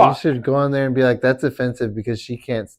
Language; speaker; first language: English; native; English